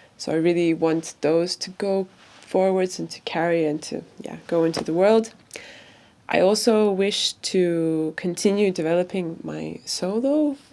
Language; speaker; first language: English; non-native, fluent; Latvian